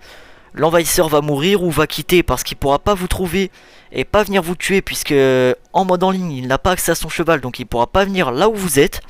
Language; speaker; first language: French; native; French